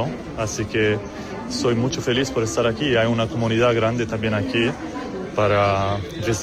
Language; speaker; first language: Spanish; non-native, learner; Arabic